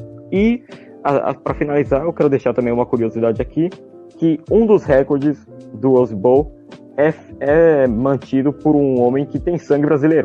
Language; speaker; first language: Portuguese; native; Portuguese